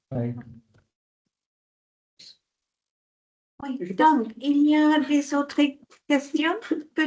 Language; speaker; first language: French; non-native, fluent; Dutch